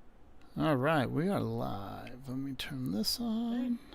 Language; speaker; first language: English; native; English